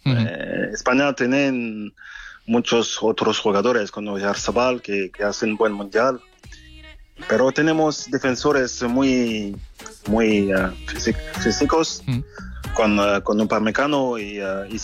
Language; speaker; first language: Spanish; non-native, fluent; French